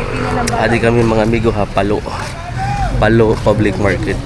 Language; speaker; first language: Filipino; non-native, local second language; Waray